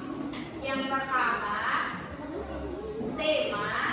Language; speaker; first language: Indonesian; native; Indonesian